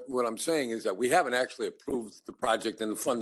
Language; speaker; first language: English; native; English